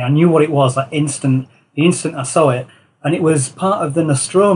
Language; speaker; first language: English; native; English